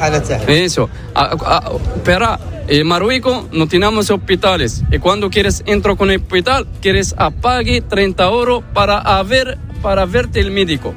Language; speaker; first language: Spanish; non-native, learner; Arabic